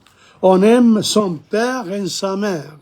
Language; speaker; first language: French; non-native, fluent; English